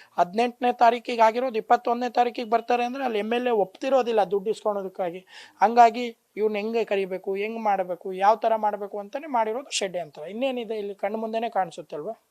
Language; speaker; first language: Kannada; non-native, local second language; Lambadi